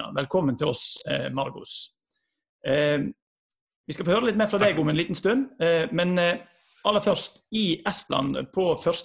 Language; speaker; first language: Norwegian; native; Norwegian